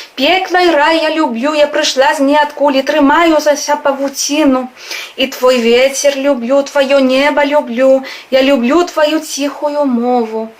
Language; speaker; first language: Belarusian; non-native, fluent; Spanish